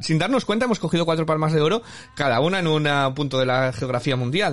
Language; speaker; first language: Spanish; native; Spanish